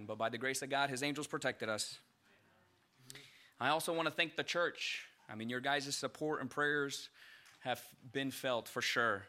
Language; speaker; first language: English; early bilingual, other home language; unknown